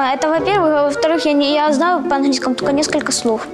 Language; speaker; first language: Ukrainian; non-native, local second language; Russian